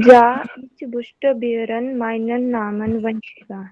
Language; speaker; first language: German; non-native, learner; Hindi